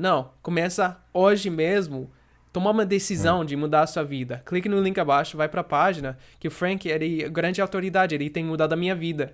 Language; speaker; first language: Portuguese; non-native, fluent; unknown